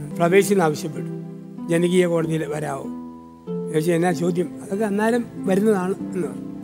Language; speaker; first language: Malayalam; native; Malayalam